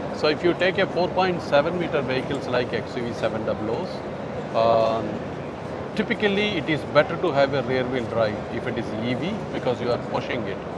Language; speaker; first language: English; non-native, local second language; Tamil